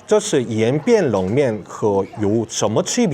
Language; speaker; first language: Chinese; non-native, learner; Korean